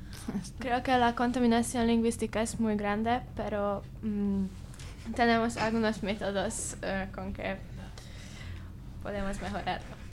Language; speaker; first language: Spanish; non-native, learner; Hungarian